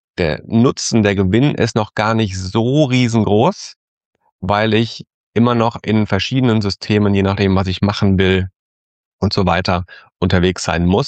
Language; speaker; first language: German; native; German